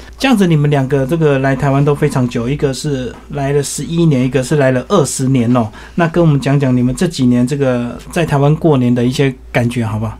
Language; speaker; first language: Chinese; native; Chinese